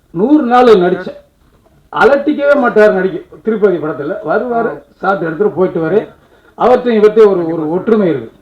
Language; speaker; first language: Tamil; native; Tamil